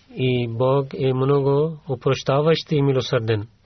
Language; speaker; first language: Bulgarian; non-native, learner; Urdu